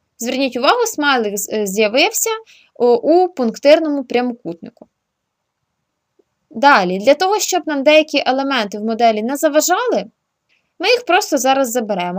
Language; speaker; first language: Ukrainian; native; Ukrainian